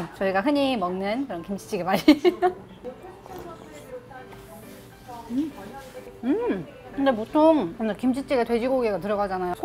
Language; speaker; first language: Korean; non-native, fluent; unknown